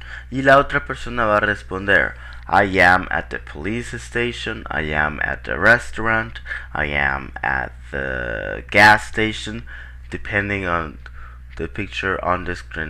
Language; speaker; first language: English; non-native, fluent; Spanish